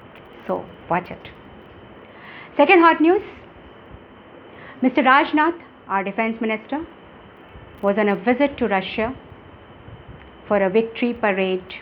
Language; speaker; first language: English; non-native, local second language; Hindi